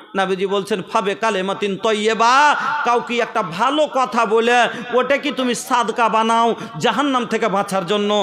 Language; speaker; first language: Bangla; non-native, local second language; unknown